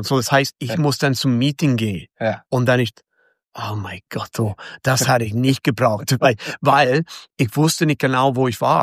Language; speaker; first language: German; non-native, fluent; English